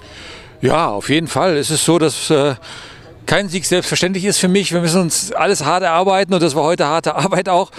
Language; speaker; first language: German; native; German